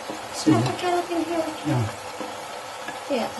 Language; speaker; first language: English; non-native, learner; Indonesian